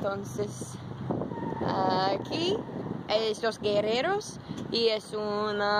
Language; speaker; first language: Spanish; non-native, learner; English